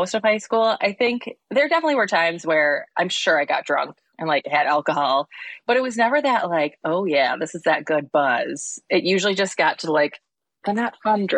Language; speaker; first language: English; native; English